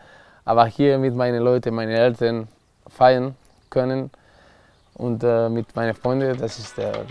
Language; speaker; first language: German; non-native, learner; Spanish